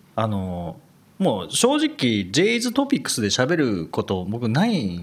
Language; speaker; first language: Japanese; native; Japanese